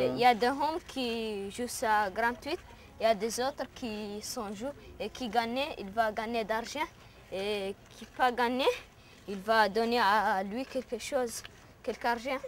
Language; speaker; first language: French; non-native, learner; Arabic